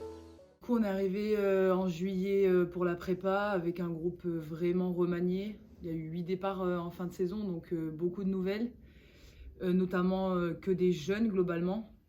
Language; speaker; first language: French; native; French